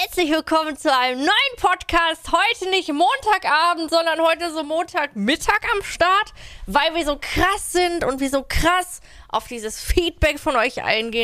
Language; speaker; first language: German; native; German